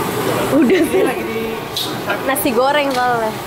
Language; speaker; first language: Indonesian; native; Indonesian